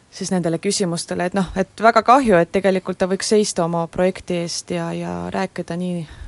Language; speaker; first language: Estonian; non-native, local second language; Russian